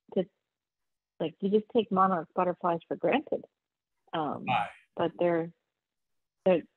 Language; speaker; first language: English; native; English